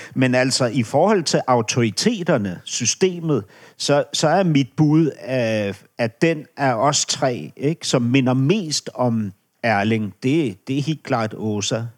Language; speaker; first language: Danish; native; Danish